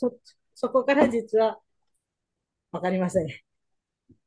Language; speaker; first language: Japanese; non-native, learner; Indonesian